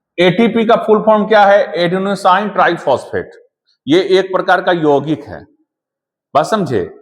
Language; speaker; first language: Hindi; native; Hindi